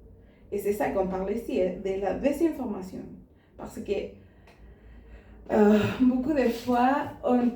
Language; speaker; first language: French; non-native, learner; Spanish